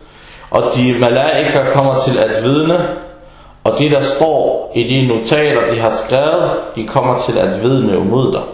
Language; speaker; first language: Danish; early bilingual, other home language; Arabic